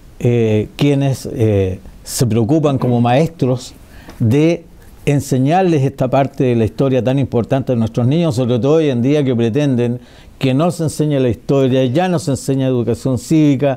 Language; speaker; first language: Spanish; native; Spanish